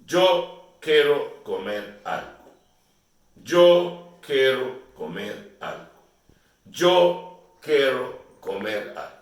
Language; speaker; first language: Spanish; non-native, learner; Urdu